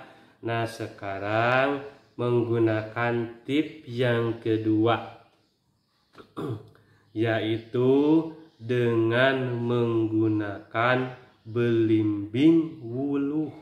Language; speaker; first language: Indonesian; native; Indonesian